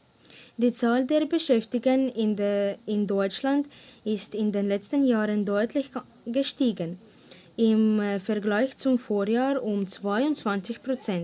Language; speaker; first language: German; non-native, learner; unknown